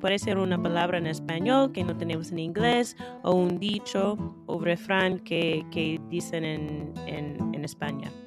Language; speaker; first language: Spanish; non-native, fluent; English